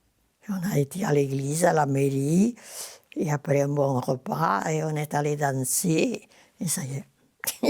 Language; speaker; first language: French; non-native, local second language; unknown